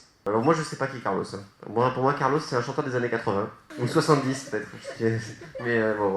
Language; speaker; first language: French; native; French